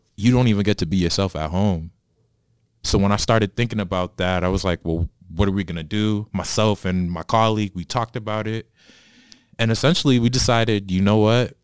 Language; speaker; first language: English; native; English